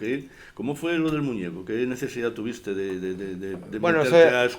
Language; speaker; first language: Spanish; native; Spanish